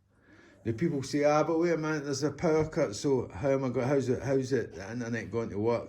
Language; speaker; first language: English; native; English